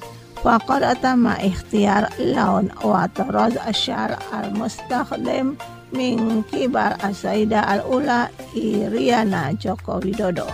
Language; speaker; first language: Arabic; non-native, fluent; Indonesian